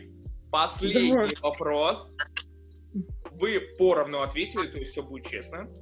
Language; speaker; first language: Russian; native; Russian